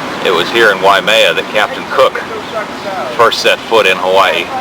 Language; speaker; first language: English; native; English